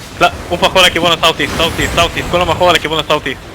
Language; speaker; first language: Hebrew; native; Hebrew